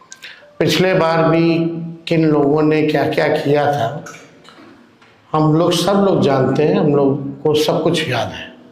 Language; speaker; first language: Hindi; native; Hindi